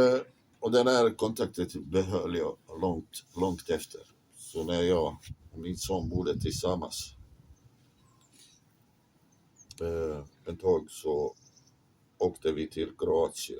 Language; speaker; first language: Swedish; non-native, fluent; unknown